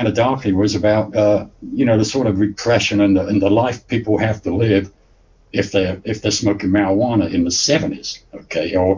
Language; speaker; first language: English; native; English